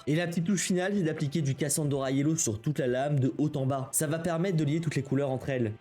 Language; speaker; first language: French; native; French